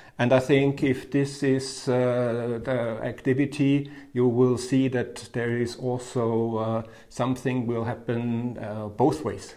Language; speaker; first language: English; non-native, fluent; German